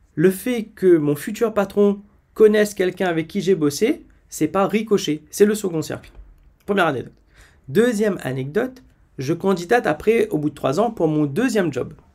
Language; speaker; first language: French; native; French